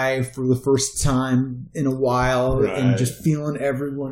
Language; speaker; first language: English; native; English